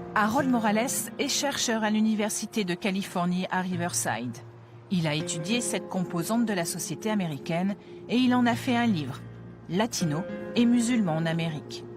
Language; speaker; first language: French; native; French